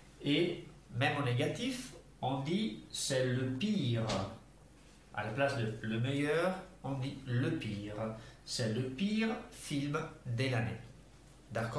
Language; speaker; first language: French; non-native, fluent; Italian